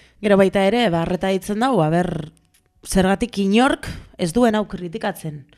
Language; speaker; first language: Basque; non-native, local second language; Spanish